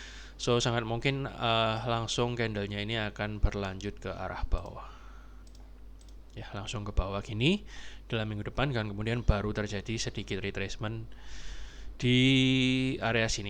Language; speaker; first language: Indonesian; native; Indonesian